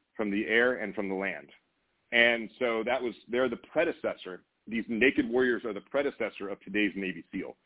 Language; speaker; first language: English; native; English